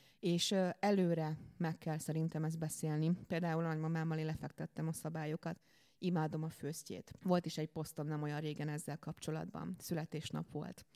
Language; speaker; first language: Hungarian; native; Hungarian